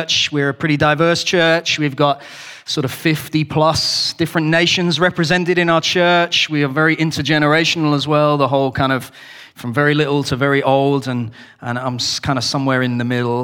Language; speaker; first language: English; native; English